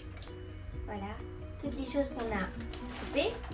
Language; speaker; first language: French; non-native, fluent; Japanese